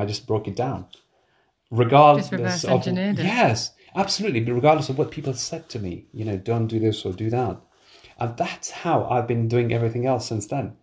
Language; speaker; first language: English; non-native, fluent; Persian